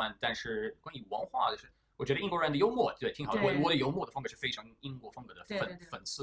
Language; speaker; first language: Chinese; early bilingual, heritage; English